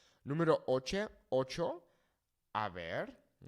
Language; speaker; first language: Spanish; non-native, fluent; English